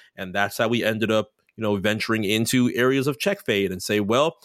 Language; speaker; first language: English; native; English